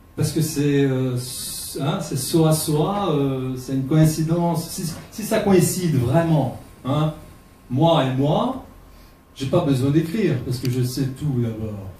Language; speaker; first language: French; non-native, fluent; Portuguese